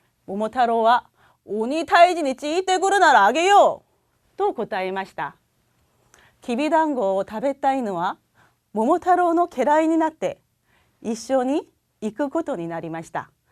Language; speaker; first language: Japanese; non-native, fluent; Korean